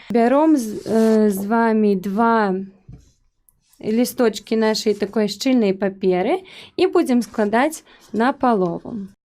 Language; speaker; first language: Belarusian; native; Belarusian